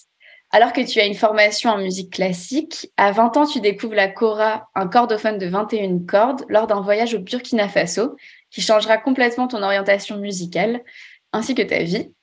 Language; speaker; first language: French; native; French